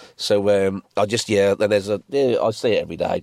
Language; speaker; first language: English; native; English